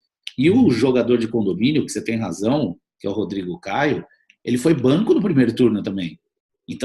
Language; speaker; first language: Portuguese; native; Portuguese